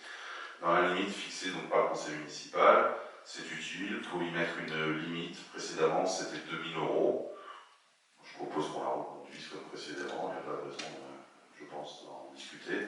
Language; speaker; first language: French; native; French